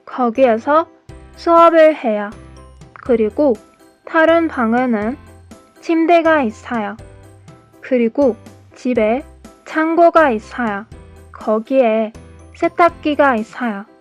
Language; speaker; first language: Korean; non-native, learner; Persian